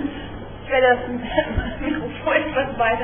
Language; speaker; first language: German; native; German